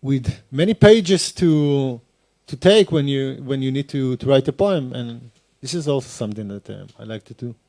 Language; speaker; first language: English; non-native, fluent; Hebrew